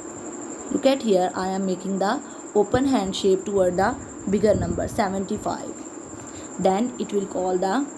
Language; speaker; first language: English; non-native, local second language; Urdu